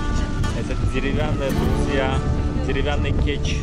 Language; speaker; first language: Russian; native; Russian